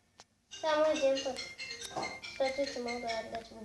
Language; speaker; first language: Bulgarian; native; Bulgarian